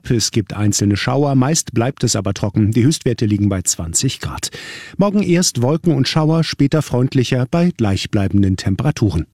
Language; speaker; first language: German; native; German